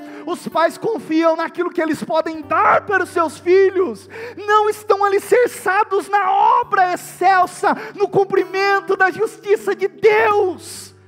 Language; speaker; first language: Portuguese; native; Portuguese